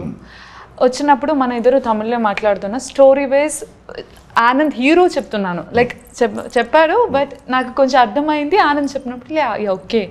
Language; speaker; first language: Telugu; non-native, learner; Malayalam